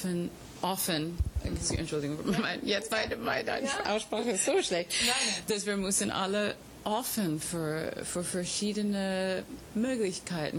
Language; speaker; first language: German; non-native, fluent; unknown